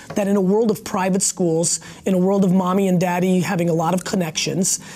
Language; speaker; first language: English; early bilingual, other home language; Russian